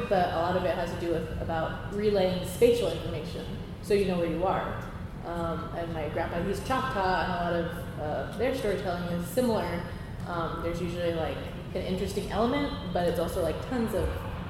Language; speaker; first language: English; native; English